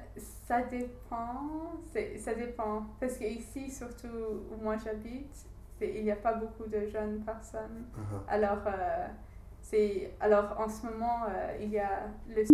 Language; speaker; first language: French; non-native, learner; English